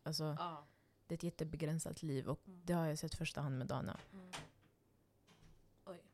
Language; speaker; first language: Swedish; non-native, local second language; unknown